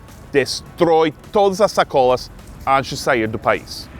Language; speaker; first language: Portuguese; non-native, fluent; English